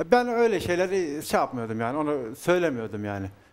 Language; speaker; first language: Turkish; native; Turkish